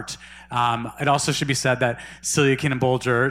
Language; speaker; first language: English; native; English